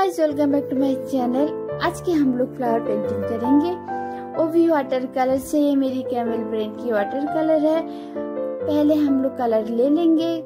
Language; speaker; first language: Hindi; non-native, local second language; Bangla